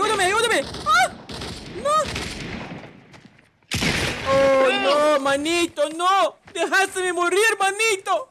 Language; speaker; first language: Spanish; non-native, learner; Portuguese